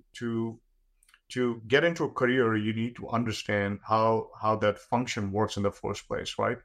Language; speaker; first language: English; non-native, local second language; Gujarati